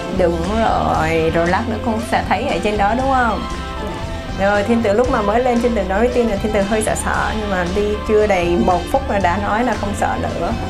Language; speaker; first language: Vietnamese; early bilingual, heritage; Vietnamese